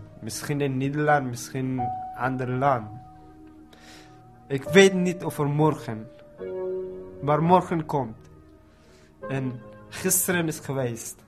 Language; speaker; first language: Dutch; non-native, learner; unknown